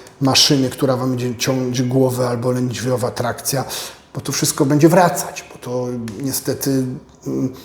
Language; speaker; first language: Polish; native; Polish